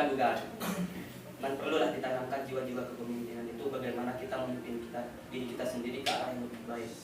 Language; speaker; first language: Indonesian; non-native, local second language; Madurese